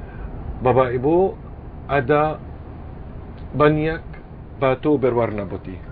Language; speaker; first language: Indonesian; non-native, fluent; Arabic